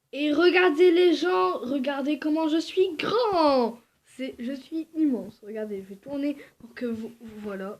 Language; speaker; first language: French; native; French